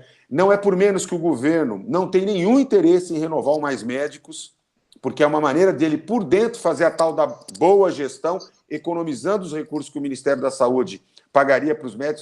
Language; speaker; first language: Portuguese; native; Portuguese